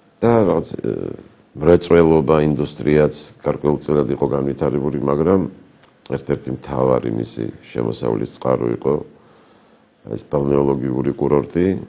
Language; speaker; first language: Georgian; native; Georgian